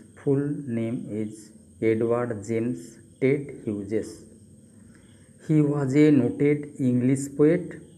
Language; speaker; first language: English; non-native, local second language; Bangla